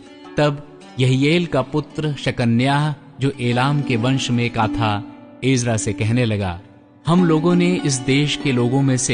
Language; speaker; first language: Hindi; native; Hindi